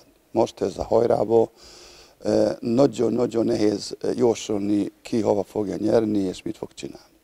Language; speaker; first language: Hungarian; non-native, learner; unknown